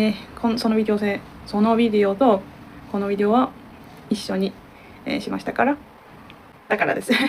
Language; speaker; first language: Japanese; non-native, learner; Turkish